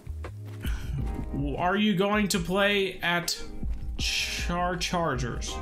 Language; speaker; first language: English; native; English